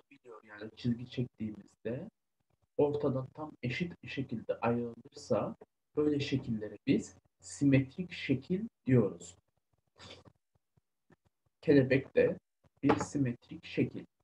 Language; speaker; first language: Turkish; native; Turkish